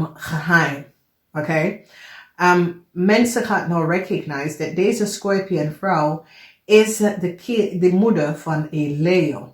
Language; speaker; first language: Dutch; non-native, fluent; English